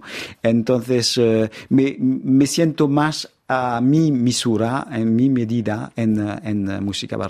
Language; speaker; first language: Spanish; non-native, fluent; French